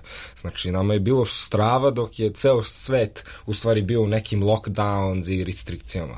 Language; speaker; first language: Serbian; early bilingual, heritage; Serbian